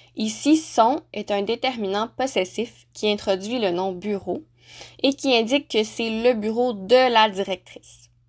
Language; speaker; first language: French; native; French